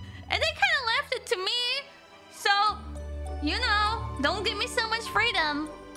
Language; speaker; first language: English; non-native, fluent; German